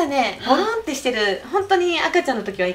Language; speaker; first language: Japanese; native; Japanese